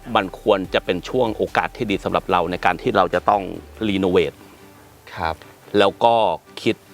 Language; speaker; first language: Thai; native; Thai